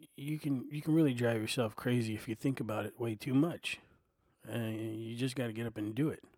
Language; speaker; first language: English; native; English